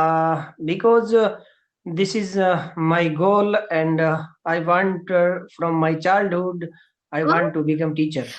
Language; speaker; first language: English; non-native, learner; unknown